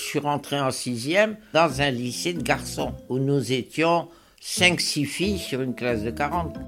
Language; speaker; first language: French; native; French